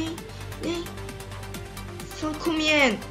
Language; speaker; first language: Swedish; early bilingual, other home language; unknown